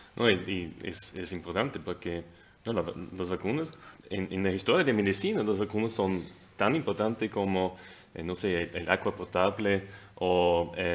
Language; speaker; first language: Spanish; non-native, fluent; German